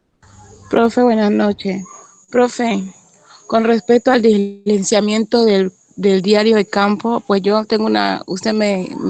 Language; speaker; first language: Spanish; native; Spanish